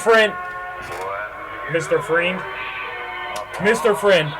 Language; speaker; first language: English; native; English